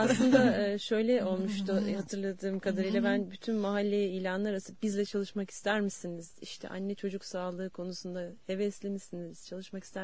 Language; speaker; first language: Turkish; native; Turkish